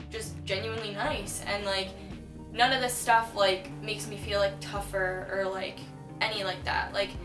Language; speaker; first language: English; native; English